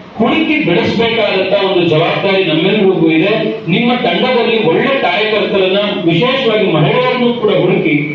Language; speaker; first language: Kannada; native; Kannada